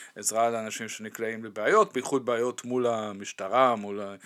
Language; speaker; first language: Hebrew; non-native, fluent; German